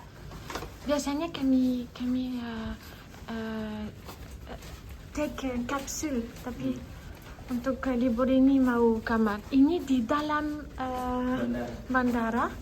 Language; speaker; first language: Indonesian; non-native, learner; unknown